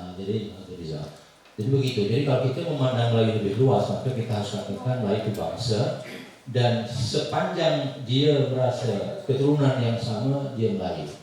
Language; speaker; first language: Malay; native; Malay